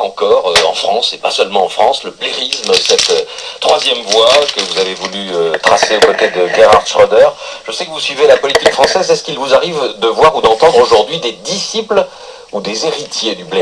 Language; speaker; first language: French; native; French